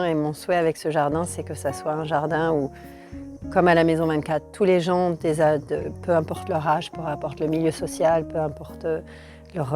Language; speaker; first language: French; native; French